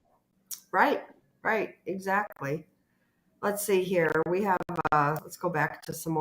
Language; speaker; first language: English; native; English